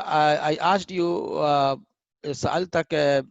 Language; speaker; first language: English; non-native, learner; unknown